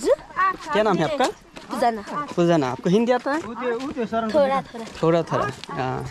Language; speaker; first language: Hindi; non-native, local second language; Bangla